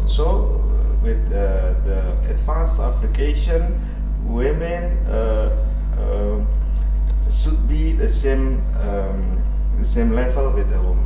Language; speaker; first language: English; non-native, learner; Indonesian